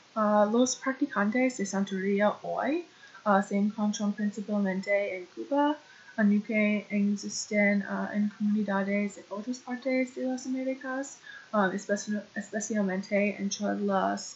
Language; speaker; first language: Spanish; non-native, learner; English